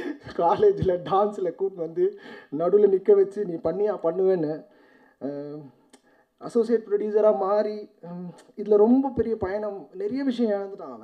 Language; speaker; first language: Tamil; native; Tamil